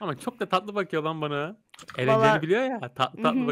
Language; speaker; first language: Turkish; native; Turkish